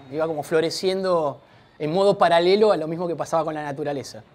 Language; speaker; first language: Spanish; native; Spanish